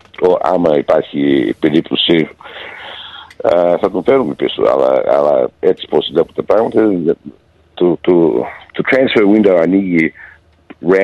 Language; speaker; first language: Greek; early bilingual, heritage; Greek